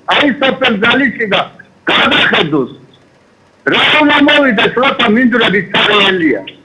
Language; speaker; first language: Georgian; native; Georgian